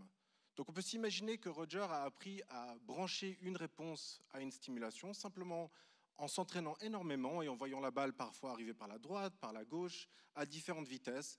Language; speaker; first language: French; native; French